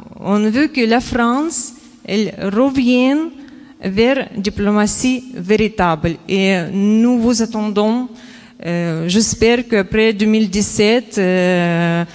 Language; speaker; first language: French; non-native, learner; Russian